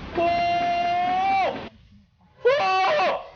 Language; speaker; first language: Korean; native; Korean